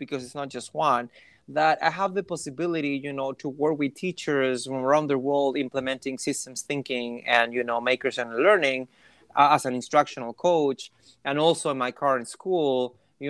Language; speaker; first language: English; non-native, fluent; Spanish